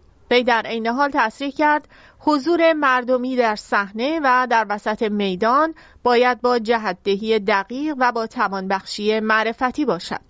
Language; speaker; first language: Persian; native; Persian